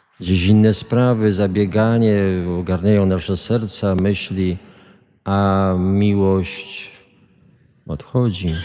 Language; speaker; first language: Polish; native; Polish